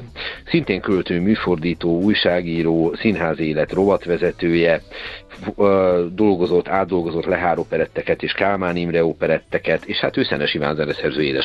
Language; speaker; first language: Hungarian; native; Hungarian